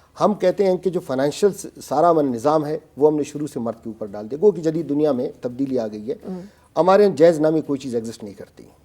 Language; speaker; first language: Urdu; non-native, local second language; Baluchi